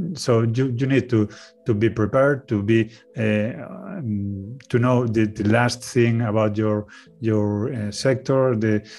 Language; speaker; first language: English; non-native, learner; Spanish